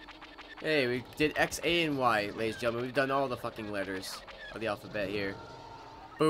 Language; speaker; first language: English; native; English